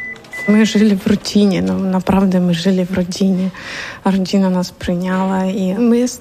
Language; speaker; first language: Polish; non-native, learner; Ukrainian